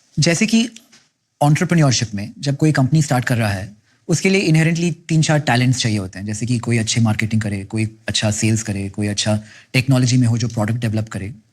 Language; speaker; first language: Hindi; non-native, local second language; Kannada